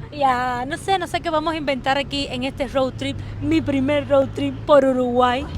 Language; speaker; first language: Spanish; native; Spanish